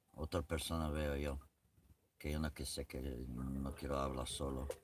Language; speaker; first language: Spanish; non-native, learner; English